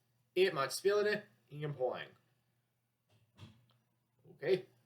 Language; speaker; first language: Swedish; non-native, learner; English